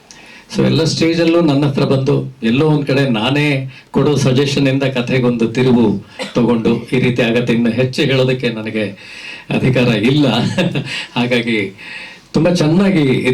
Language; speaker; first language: Kannada; native; Kannada